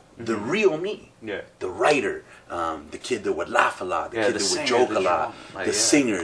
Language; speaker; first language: English; native; English